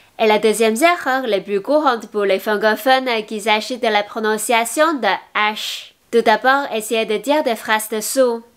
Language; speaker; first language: French; non-native, fluent; Chinese